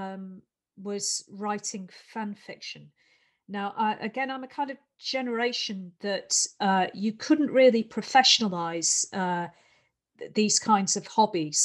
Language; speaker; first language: English; native; English